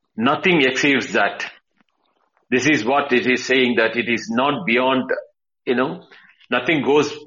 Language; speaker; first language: English; non-native, local second language; Tamil